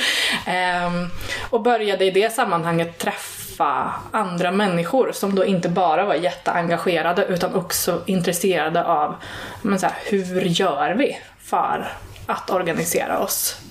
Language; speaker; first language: Swedish; native; Swedish